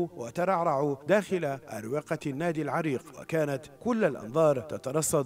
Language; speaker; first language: Arabic; native; Arabic